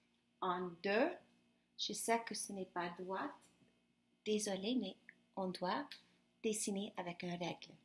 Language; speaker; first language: French; non-native, fluent; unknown